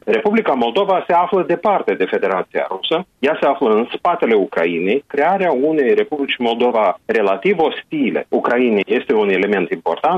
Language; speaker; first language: Romanian; native; Romanian